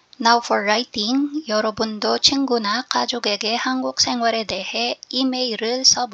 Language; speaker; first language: Korean; non-native, fluent; Filipino